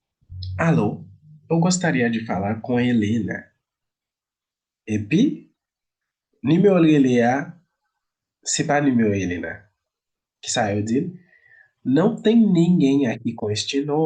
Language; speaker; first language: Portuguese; non-native, fluent; Haitian Creole